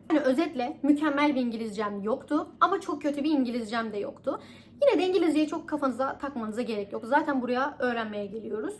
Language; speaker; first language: Turkish; native; Turkish